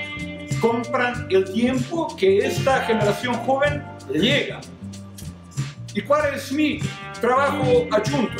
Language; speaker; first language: Portuguese; non-native, learner; Croatian